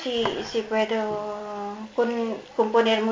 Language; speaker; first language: Spanish; non-native, learner; Filipino